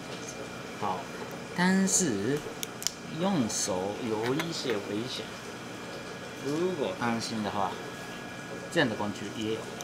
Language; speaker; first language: Chinese; non-native, learner; Japanese